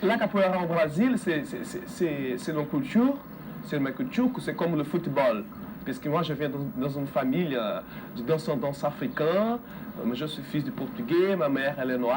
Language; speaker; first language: French; non-native, fluent; Portuguese